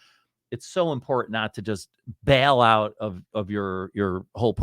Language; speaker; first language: English; native; English